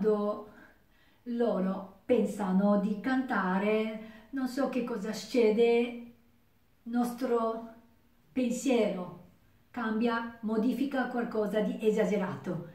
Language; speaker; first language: Italian; non-native, learner; Japanese